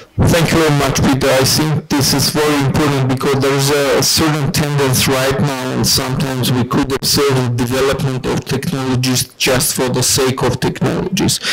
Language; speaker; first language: English; non-native, fluent; Armenian